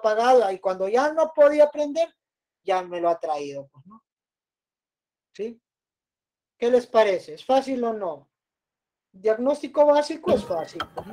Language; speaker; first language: Spanish; native; Spanish